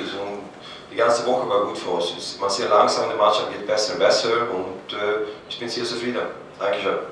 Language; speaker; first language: German; non-native, fluent; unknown